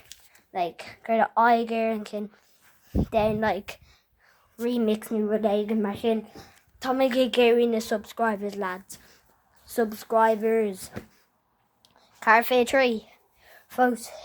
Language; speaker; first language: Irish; non-native, local second language; English